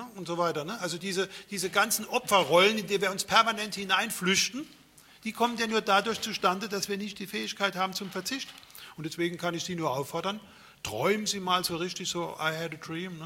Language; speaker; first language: German; native; German